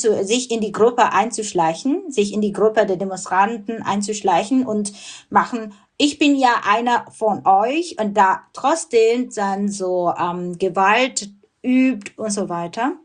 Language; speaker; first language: German; non-native, fluent; Burmese